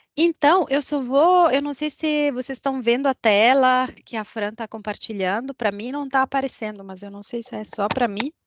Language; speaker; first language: Portuguese; non-native, fluent; Italian